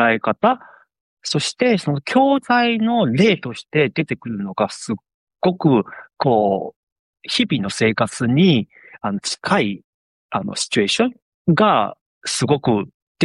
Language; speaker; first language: Japanese; non-native, fluent; Chinese